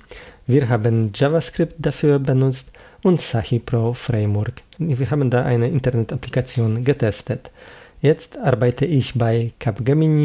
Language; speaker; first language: German; non-native, fluent; Polish